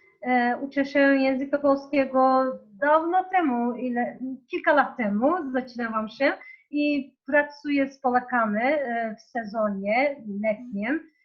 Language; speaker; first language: Polish; non-native, learner; Turkish